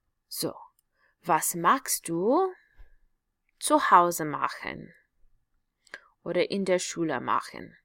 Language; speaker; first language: German; non-native, fluent; English